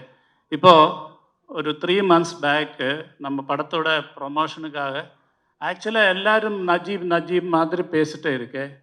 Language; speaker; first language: Tamil; non-native, learner; Malayalam